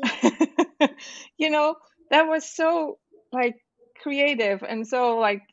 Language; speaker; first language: English; non-native, fluent; Dutch